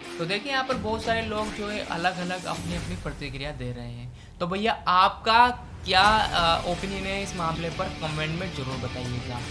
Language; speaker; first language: Hindi; native; Hindi